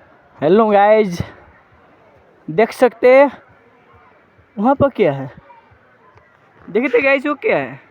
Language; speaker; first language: Hindi; non-native, learner; Nepali